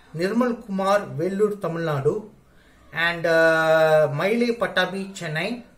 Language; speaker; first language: English; non-native, local second language; Tamil